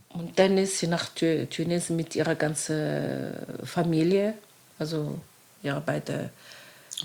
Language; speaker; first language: German; non-native, fluent; Arabic